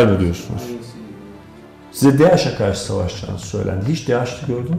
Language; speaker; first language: Turkish; native; Turkish